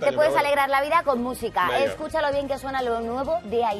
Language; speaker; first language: Spanish; native; Spanish